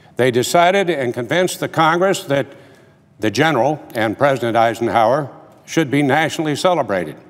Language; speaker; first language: English; native; English